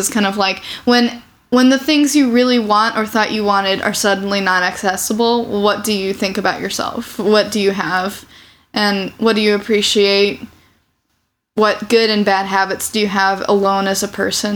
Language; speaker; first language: English; native; English